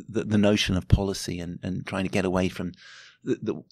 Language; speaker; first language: English; native; English